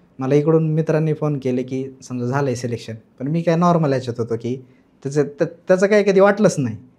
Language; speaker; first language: Marathi; native; Marathi